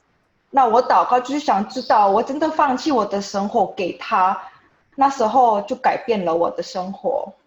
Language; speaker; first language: Chinese; non-native, fluent; Indonesian